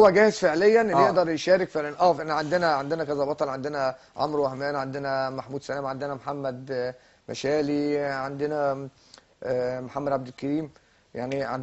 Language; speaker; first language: Arabic; native; Arabic